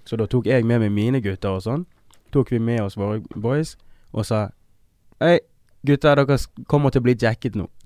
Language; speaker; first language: Norwegian; early bilingual, other home language; Wolof